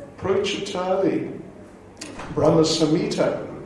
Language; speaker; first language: Russian; non-native, learner; English